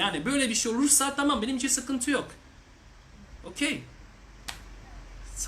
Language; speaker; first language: Turkish; non-native, learner; French